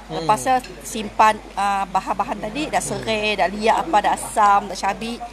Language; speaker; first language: Malay; native; Malay